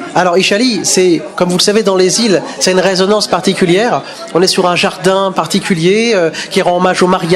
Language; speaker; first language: French; native; French